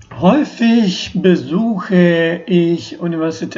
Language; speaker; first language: German; non-native, learner; Ukrainian